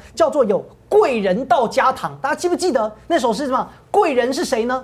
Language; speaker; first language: Chinese; native; Chinese